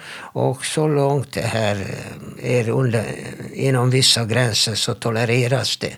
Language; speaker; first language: Swedish; non-native, fluent; Hebrew